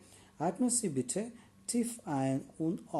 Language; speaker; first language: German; non-native, learner; Malayalam